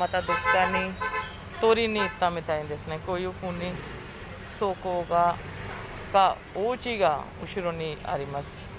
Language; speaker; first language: Japanese; non-native, fluent; Hindi